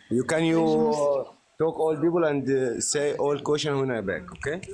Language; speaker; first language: English; non-native, learner; Arabic